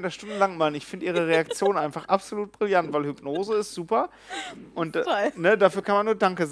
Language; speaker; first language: German; native; German